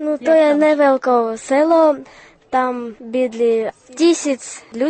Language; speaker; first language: Czech; early bilingual, heritage; Ukrainian